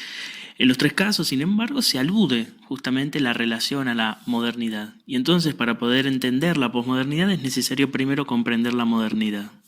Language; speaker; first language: Spanish; native; Spanish